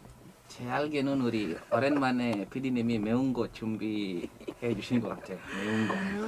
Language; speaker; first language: Korean; non-native, fluent; English